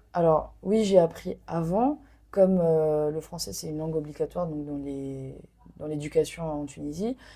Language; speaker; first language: French; non-native, local second language; Arabic